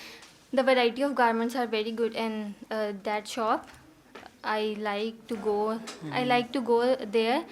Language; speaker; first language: English; non-native, learner; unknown